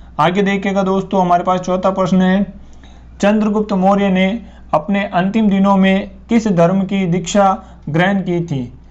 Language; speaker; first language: Hindi; native; Hindi